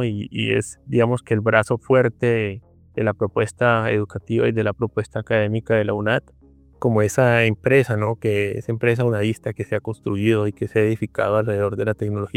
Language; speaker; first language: Spanish; native; Spanish